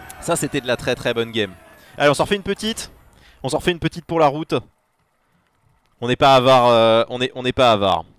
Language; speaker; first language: French; native; French